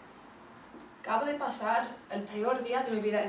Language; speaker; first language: Spanish; non-native, fluent; English